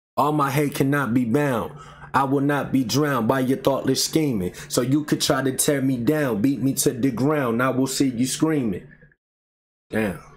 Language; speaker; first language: English; native; English